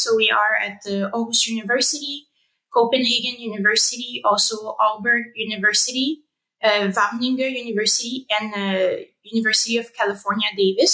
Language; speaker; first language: English; non-native, fluent; French